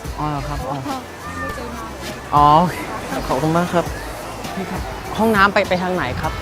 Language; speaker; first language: Thai; native; Thai